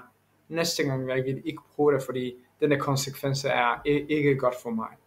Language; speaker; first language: Danish; non-native, learner; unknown